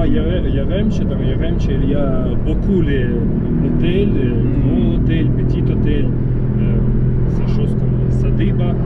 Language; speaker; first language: French; non-native, learner; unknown